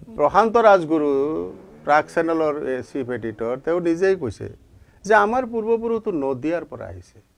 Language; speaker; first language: Assamese; non-native, local second language; Bangla